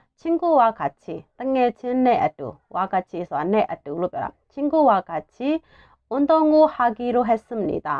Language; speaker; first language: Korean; non-native, fluent; Burmese